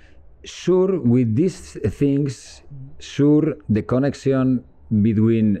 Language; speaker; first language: English; non-native, learner; Spanish